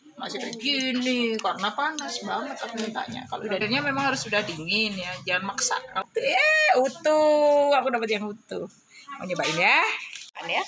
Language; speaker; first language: Indonesian; native; Indonesian